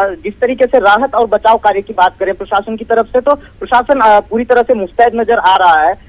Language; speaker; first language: Hindi; native; Hindi